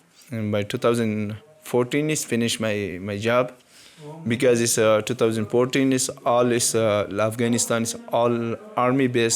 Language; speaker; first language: English; non-native, learner; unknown